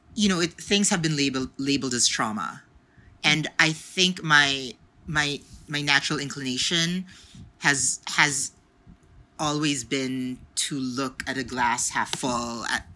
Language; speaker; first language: English; non-native, local second language; Filipino